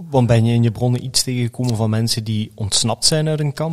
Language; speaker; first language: Dutch; native; Dutch